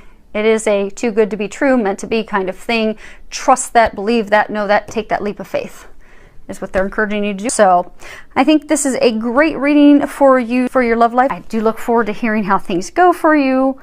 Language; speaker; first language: English; native; English